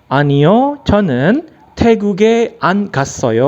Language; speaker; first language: Korean; non-native, fluent; Indonesian